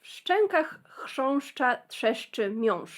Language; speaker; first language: Polish; native; Polish